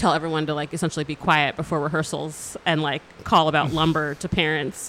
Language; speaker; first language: English; native; English